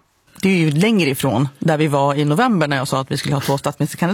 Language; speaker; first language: Swedish; native; Swedish